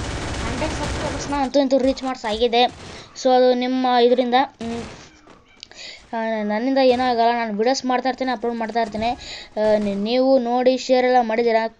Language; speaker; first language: Kannada; native; Kannada